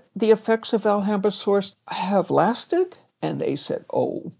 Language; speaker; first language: English; native; English